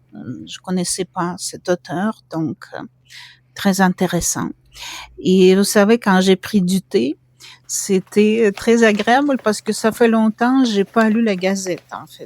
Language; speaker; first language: French; non-native, fluent; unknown